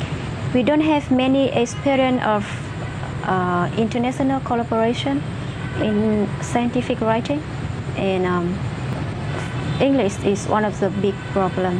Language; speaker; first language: English; non-native, fluent; Vietnamese